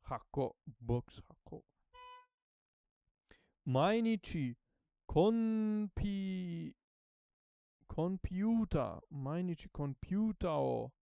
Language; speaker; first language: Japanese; non-native, learner; English